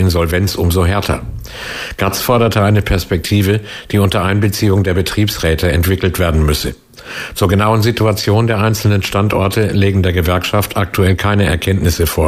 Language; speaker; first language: German; native; German